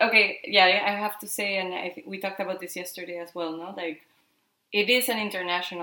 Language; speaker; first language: English; non-native, fluent; Spanish